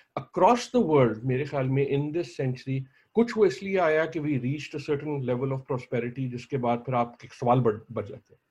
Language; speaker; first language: Urdu; native; Urdu